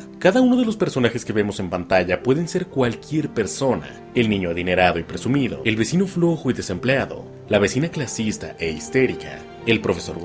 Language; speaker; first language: Spanish; native; Spanish